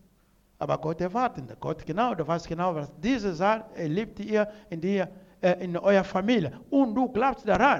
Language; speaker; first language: German; non-native, learner; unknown